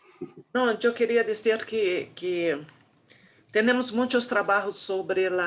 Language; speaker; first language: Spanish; non-native, fluent; Portuguese